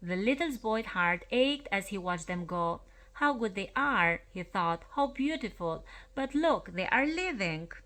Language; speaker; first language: English; non-native, fluent; Albanian